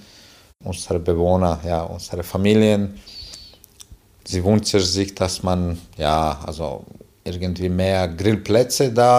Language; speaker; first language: German; non-native, fluent; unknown